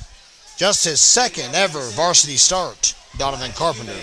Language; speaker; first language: English; native; English